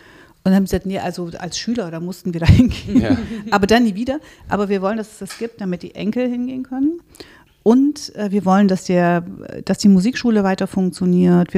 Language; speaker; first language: German; native; German